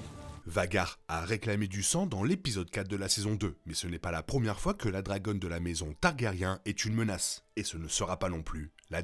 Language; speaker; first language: French; native; French